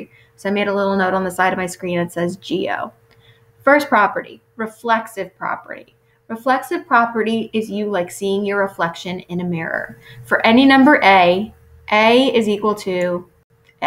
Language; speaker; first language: English; native; English